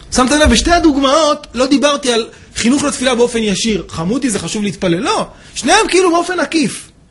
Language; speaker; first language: Hebrew; native; Hebrew